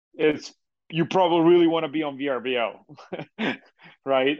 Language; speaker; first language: English; non-native, fluent; Italian